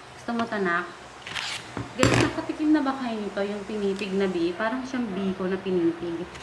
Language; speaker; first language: Filipino; native; Filipino